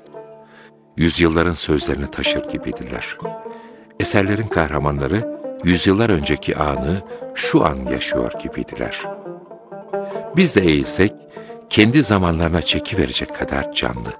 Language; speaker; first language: Turkish; native; Turkish